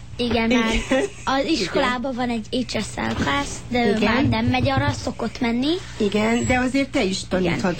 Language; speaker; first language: Hungarian; early bilingual, heritage; Hungarian